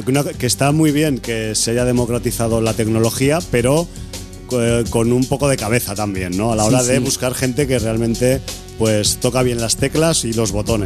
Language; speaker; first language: Spanish; native; Spanish